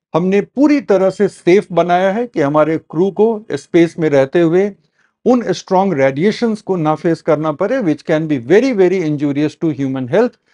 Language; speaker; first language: Hindi; native; Hindi